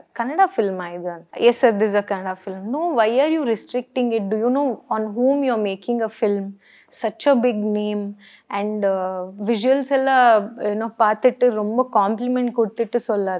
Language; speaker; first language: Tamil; non-native, learner; Kannada